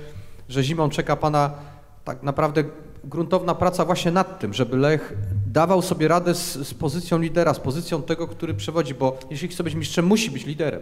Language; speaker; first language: Polish; native; Polish